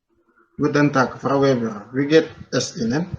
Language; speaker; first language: German; non-native, learner; Indonesian